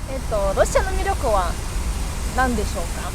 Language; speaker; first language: Japanese; non-native, fluent; Russian